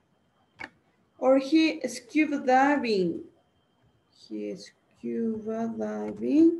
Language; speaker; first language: English; non-native, learner; Spanish